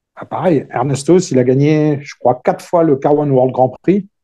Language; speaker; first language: French; native; French